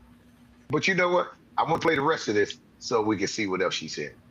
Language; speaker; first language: English; native; English